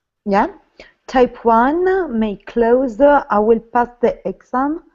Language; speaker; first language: English; non-native, learner; Italian